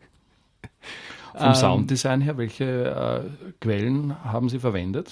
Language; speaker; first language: German; native; German